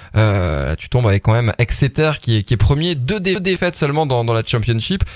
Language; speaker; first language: French; native; French